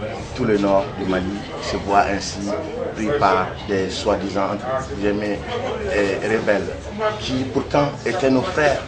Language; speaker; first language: French; non-native, local second language; Bambara